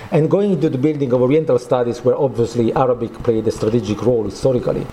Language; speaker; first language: English; non-native, fluent; Italian